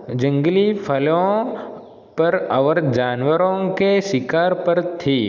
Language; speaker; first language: Hindi; non-native, local second language; Malayalam